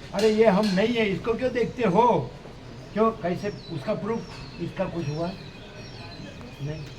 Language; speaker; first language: Hindi; non-native, local second language; Gujarati